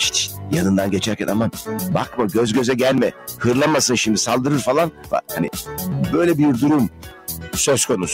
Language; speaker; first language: Turkish; native; Turkish